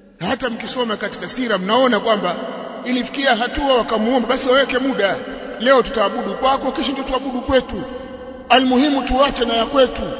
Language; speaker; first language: Swahili; native; Swahili